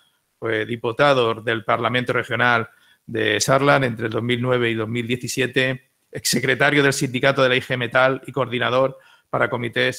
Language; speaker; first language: Spanish; native; Spanish